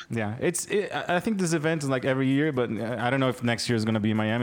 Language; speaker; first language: English; non-native, fluent; Portuguese